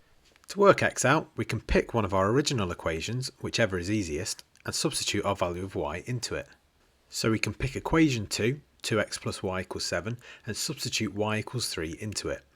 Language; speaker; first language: English; native; English